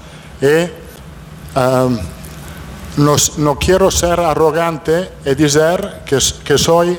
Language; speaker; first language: Portuguese; non-native, fluent; Italian